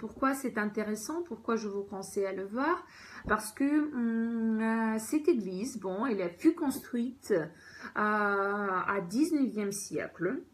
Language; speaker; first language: French; non-native, fluent; Ukrainian